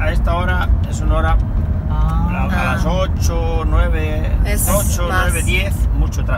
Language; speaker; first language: Spanish; native; Spanish